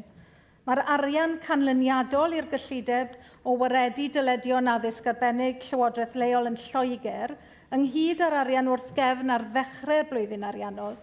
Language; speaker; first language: Welsh; native; Welsh